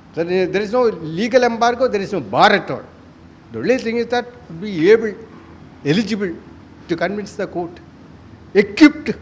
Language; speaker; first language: English; non-native, local second language; Malayalam